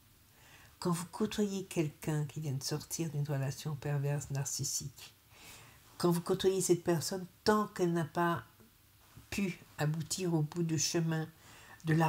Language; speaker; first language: French; native; French